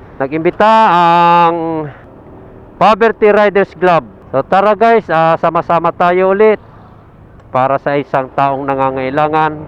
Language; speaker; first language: Filipino; native; Filipino